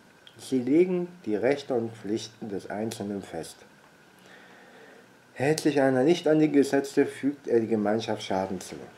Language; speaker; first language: German; native; German